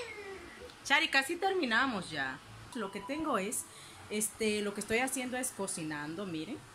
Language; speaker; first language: Spanish; native; Spanish